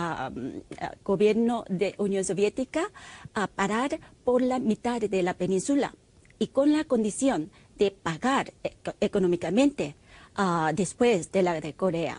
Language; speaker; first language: Spanish; non-native, fluent; Korean